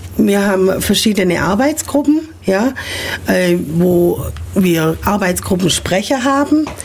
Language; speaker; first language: German; native; German